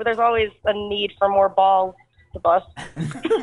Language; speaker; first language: English; native; English